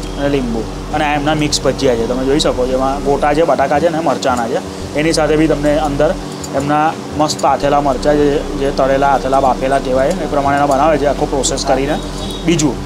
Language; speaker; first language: Gujarati; native; Gujarati